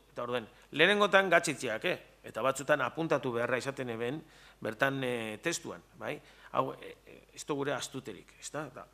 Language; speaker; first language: Basque; native; Basque